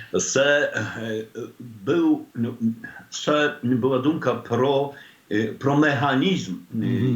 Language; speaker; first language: Ukrainian; non-native, learner; Polish